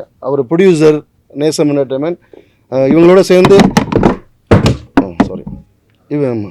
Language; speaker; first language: Tamil; native; Tamil